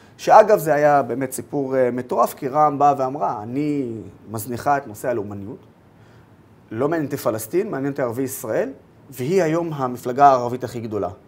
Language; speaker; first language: Hebrew; non-native, local second language; Arabic